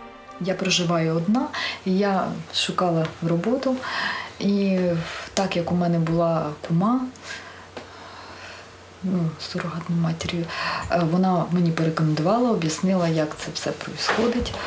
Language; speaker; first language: Ukrainian; native; Ukrainian